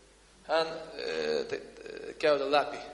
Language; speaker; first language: Finnish; non-native, learner; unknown